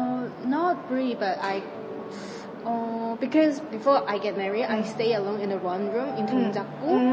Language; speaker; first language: English; non-native, fluent; Cantonese